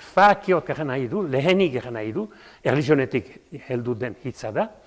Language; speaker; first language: Basque; native; Basque